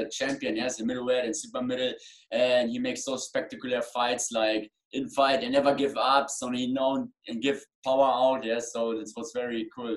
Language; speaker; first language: English; non-native, learner; German